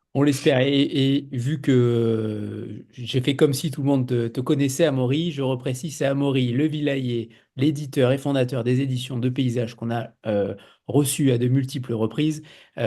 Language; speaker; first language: French; native; French